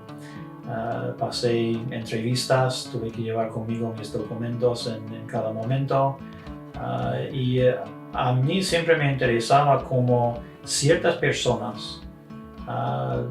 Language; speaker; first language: Spanish; non-native, fluent; English